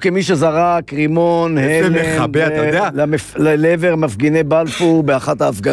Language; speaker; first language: Hebrew; native; Hebrew